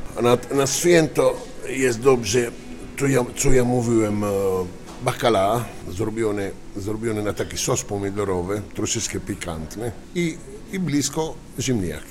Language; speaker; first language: Polish; non-native, learner; Italian